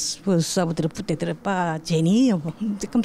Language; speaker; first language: French; non-native, learner; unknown